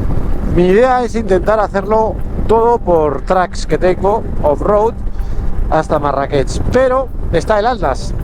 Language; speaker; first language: Spanish; native; Spanish